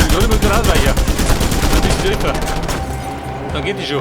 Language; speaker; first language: German; native; German